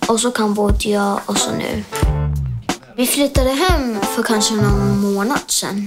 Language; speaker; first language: Swedish; early bilingual, heritage; Swedish